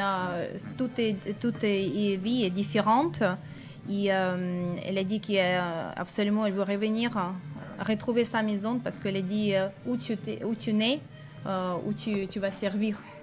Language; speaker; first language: French; non-native, fluent; Russian